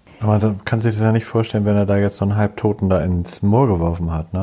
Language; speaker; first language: German; native; German